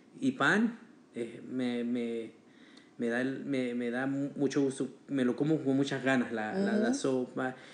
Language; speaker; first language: Spanish; early bilingual, heritage; Spanish